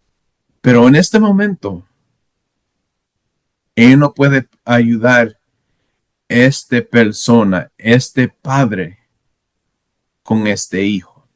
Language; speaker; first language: Spanish; non-native, learner; English